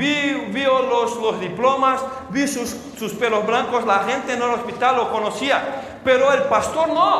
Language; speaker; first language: Spanish; non-native, fluent; Portuguese